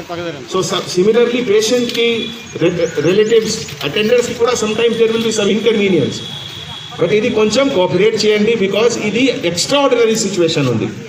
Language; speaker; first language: Telugu; non-native, fluent; Hindi